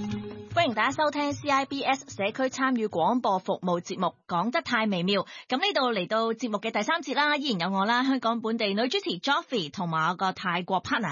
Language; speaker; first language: Cantonese; native; Cantonese